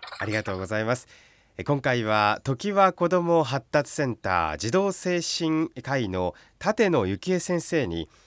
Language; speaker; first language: Japanese; native; Japanese